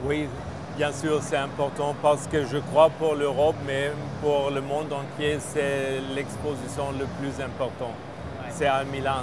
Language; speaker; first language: French; non-native, fluent; German